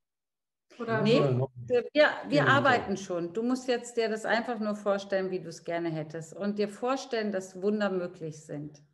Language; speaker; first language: German; native; German